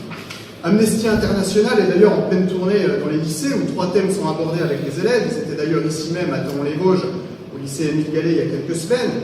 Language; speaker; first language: French; native; French